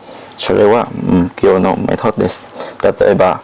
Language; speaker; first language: Japanese; non-native, learner; Thai